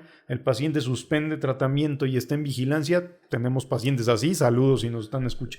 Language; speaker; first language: Spanish; native; Spanish